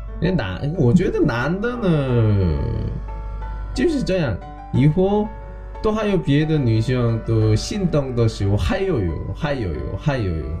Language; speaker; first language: Chinese; non-native, learner; Korean